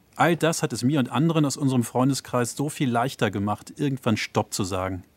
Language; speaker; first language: German; native; German